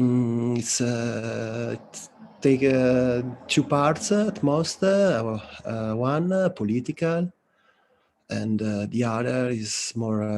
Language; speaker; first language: English; non-native, learner; Italian